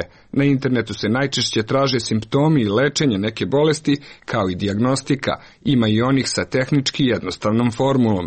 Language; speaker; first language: Serbian; native; Serbian